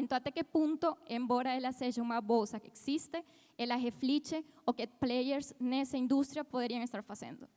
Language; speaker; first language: Portuguese; non-native, fluent; Spanish